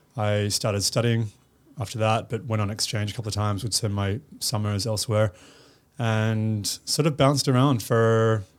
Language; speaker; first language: English; native; English